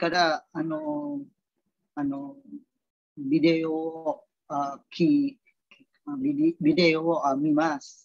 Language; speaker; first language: Japanese; non-native, learner; Filipino